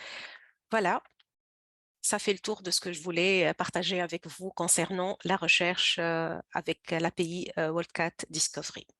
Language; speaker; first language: French; native; French